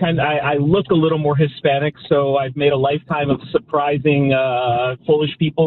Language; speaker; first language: English; non-native, local second language; Polish